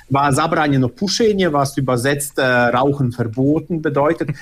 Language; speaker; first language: German; early bilingual, other home language; Bosnian